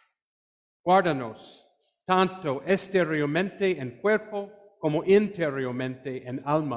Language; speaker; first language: Spanish; non-native, fluent; English